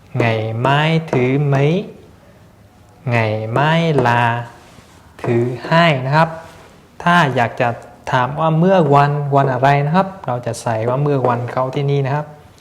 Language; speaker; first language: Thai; non-native, fluent; Vietnamese